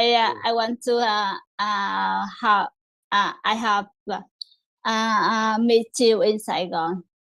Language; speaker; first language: English; non-native, learner; Vietnamese